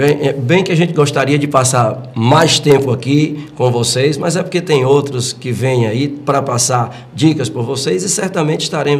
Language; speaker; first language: Portuguese; native; Portuguese